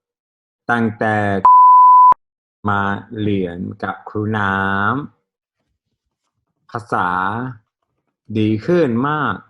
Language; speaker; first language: Thai; non-native, fluent; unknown